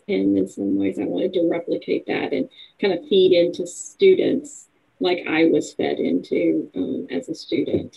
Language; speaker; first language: English; native; English